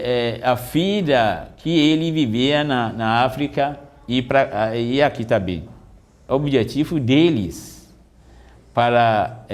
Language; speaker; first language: Portuguese; non-native, fluent; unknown